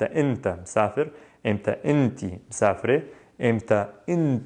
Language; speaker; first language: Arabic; non-native, fluent; English